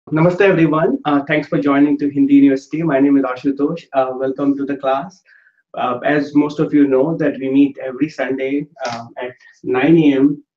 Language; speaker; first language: English; non-native, local second language; Hindi